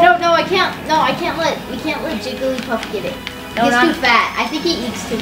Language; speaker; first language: English; native; English